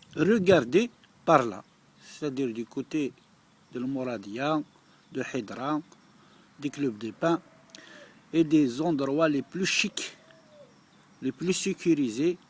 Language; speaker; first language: French; non-native, local second language; Arabic